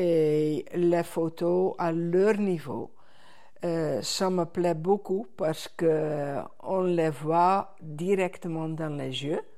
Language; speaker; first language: French; non-native, fluent; Dutch